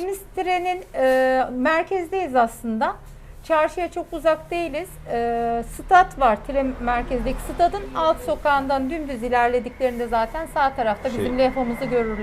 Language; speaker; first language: Turkish; native; Turkish